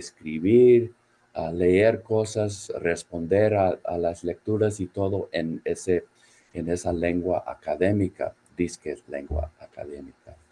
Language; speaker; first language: Spanish; non-native, fluent; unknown